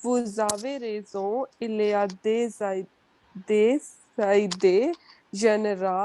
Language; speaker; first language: French; non-native, learner; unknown